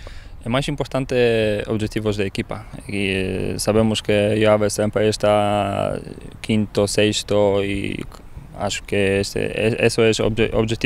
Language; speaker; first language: Portuguese; non-native, learner; Polish